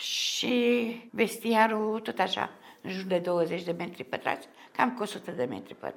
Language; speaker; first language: Romanian; early bilingual, heritage; Romanian